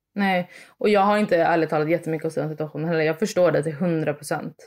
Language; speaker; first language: Swedish; early bilingual, other home language; Italian